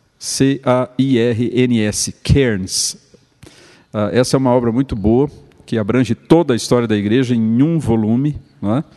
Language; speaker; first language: Portuguese; native; Portuguese